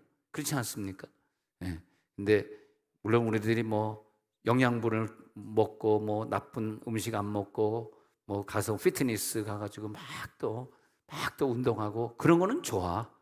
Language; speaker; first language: Korean; native; Korean